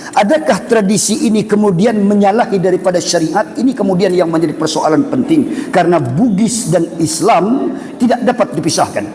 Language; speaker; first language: Malay; non-native, local second language; Buginese